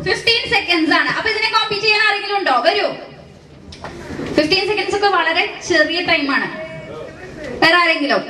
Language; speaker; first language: Malayalam; native; Malayalam